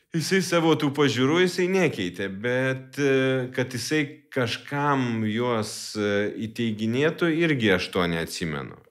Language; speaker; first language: Lithuanian; non-native, local second language; Russian